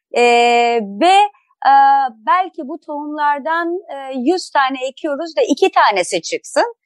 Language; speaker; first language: Turkish; non-native, fluent; Persian